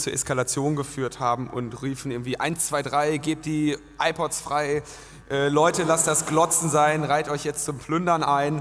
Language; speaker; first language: German; native; German